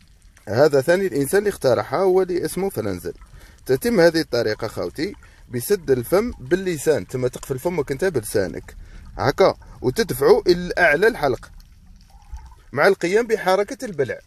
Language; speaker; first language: Arabic; native; Arabic